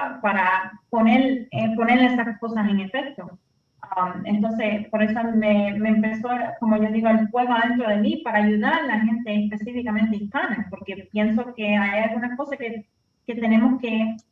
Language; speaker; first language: Spanish; early bilingual, heritage; Spanish